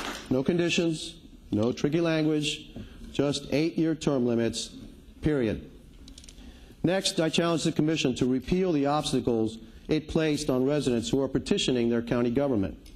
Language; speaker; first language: English; early bilingual, other home language; Spanish